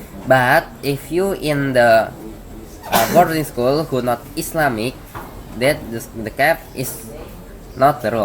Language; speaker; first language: English; non-native, learner; Indonesian